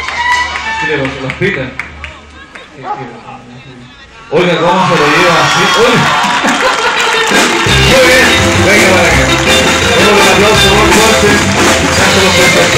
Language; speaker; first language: Spanish; native; Spanish